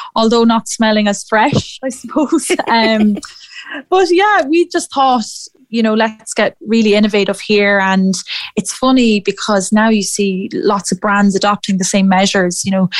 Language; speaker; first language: English; native; English